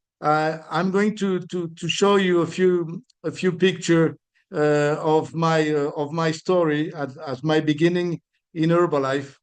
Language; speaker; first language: English; non-native, fluent; French